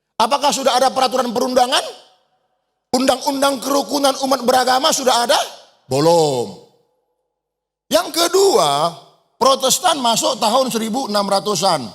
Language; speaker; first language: Indonesian; native; Indonesian